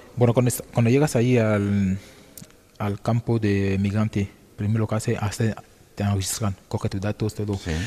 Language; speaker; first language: Spanish; non-native, fluent; French